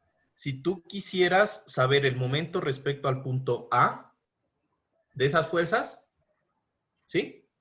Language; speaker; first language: Spanish; native; Spanish